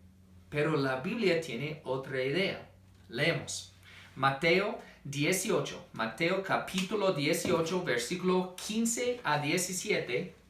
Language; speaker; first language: Spanish; non-native, fluent; English